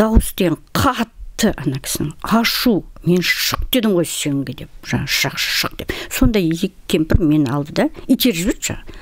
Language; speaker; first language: Kazakh; non-native, local second language; Russian